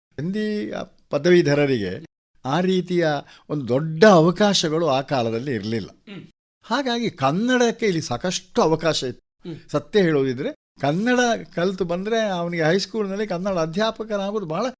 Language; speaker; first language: Kannada; native; Kannada